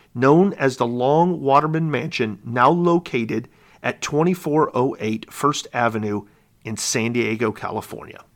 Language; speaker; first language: English; native; English